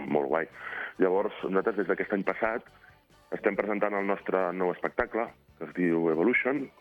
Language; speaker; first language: Catalan; native; Catalan